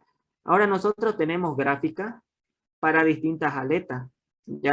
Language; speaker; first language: Spanish; native; Spanish